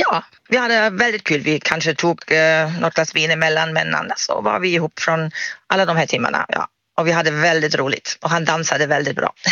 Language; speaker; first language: Swedish; non-native, fluent; German